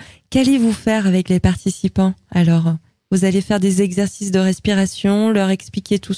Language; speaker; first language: French; native; French